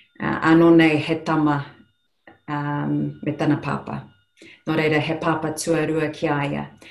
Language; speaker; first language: Māori; non-native, local second language; English